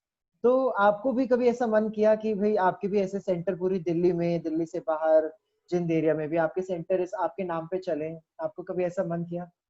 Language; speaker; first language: Hindi; native; Hindi